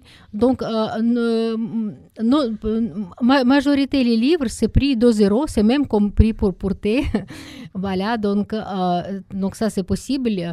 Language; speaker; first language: French; non-native, learner; Russian